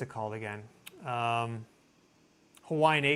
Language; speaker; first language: English; native; English